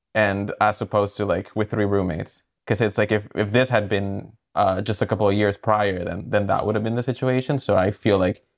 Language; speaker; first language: English; non-native, fluent; Spanish